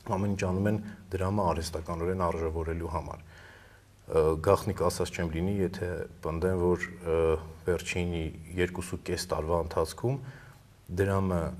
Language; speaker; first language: Armenian; native; Armenian